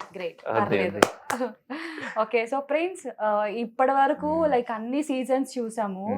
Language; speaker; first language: Telugu; native; Telugu